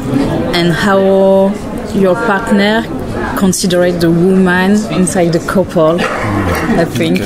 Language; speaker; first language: English; non-native, learner; French